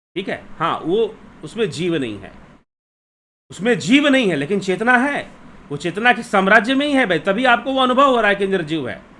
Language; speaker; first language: Hindi; native; Hindi